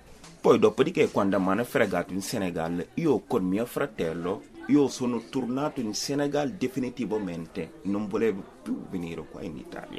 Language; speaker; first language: Italian; non-native, fluent; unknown